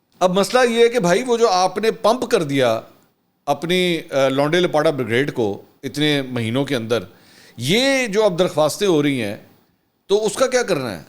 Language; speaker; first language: Urdu; native; Urdu